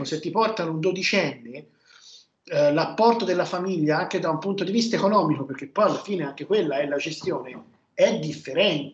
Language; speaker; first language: Italian; native; Italian